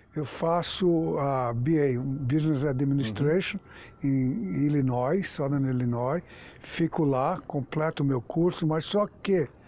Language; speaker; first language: Portuguese; native; Portuguese